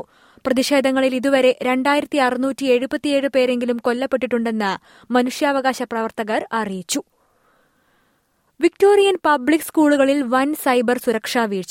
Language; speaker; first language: Malayalam; native; Malayalam